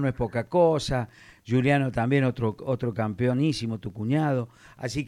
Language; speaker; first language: Spanish; native; Spanish